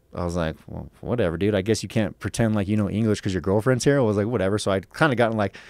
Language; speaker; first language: English; native; English